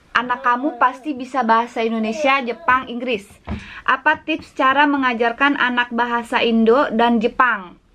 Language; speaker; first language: Indonesian; native; Indonesian